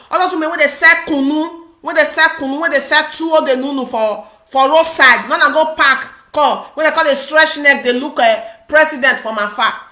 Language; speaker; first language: Nigerian Pidgin; non-native, local second language; Igbo